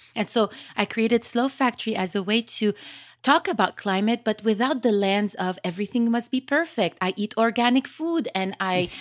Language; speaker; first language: English; early bilingual, other home language; Arabic